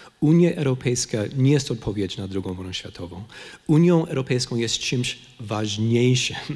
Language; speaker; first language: Polish; non-native, fluent; English